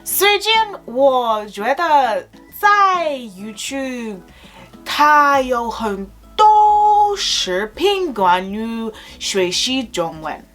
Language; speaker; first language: Chinese; non-native, learner; English